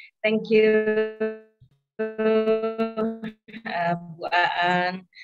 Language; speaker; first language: English; non-native, learner; Indonesian